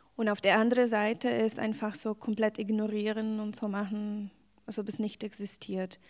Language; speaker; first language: German; non-native, fluent; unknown